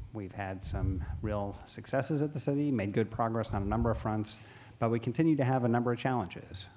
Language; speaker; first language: English; native; English